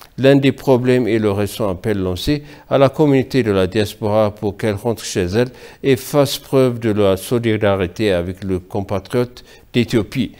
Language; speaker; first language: French; non-native, fluent; Amharic